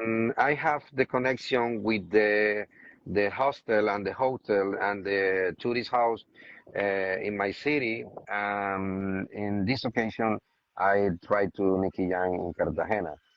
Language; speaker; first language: English; non-native, learner; Spanish